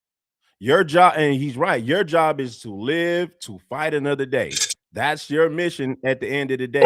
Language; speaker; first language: English; native; English